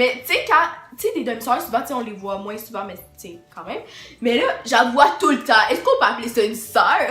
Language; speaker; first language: French; native; French